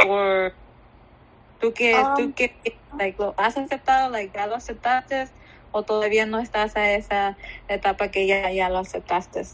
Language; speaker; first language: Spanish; early bilingual, other home language; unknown